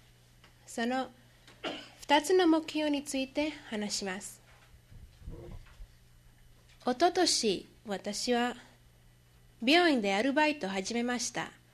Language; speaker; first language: Japanese; non-native, learner; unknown